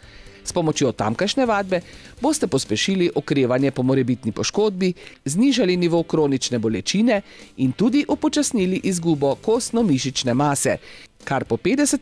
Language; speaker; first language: Slovenian; native; Slovenian